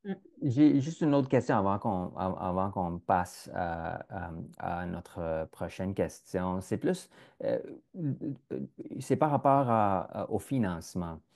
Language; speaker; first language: French; non-native, fluent; English